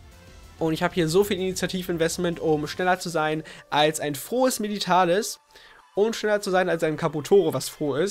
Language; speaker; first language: German; native; German